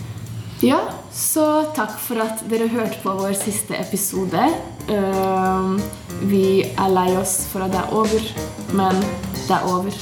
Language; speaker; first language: Norwegian; non-native, fluent; Hungarian